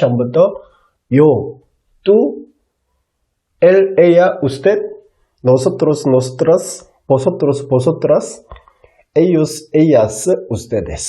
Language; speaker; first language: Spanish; non-native, learner; Korean